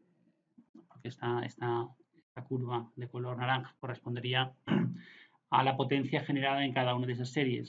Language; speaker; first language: Spanish; native; Spanish